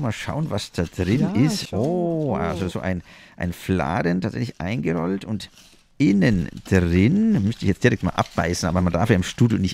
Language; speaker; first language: German; native; German